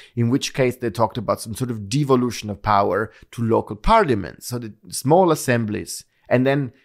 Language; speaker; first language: English; non-native, fluent; Italian